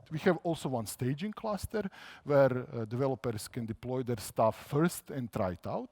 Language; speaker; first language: English; non-native, fluent; Croatian